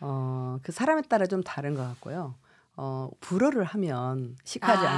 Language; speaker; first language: Korean; native; Korean